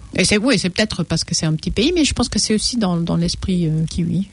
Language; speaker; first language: French; non-native, fluent; English